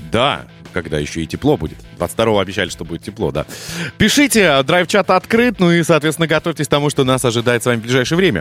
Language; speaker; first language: Russian; native; Russian